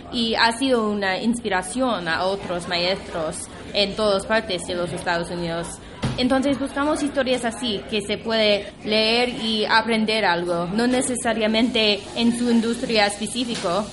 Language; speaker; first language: Spanish; non-native, fluent; English